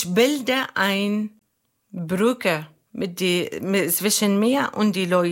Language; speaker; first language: German; non-native, fluent; Arabic